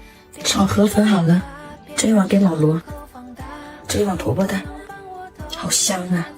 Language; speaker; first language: Chinese; native; Chinese